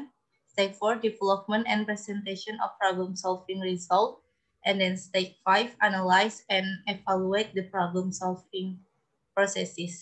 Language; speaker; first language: English; non-native, learner; Indonesian